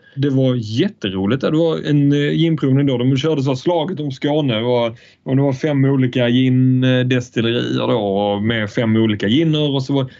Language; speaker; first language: Swedish; native; Swedish